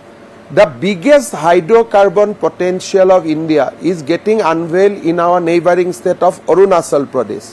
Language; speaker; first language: English; non-native, local second language; Assamese